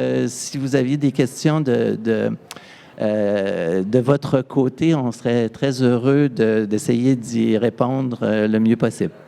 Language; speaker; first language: French; native; French